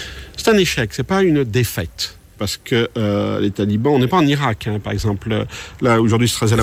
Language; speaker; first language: French; native; French